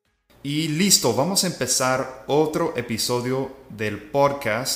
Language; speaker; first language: Spanish; non-native, fluent; English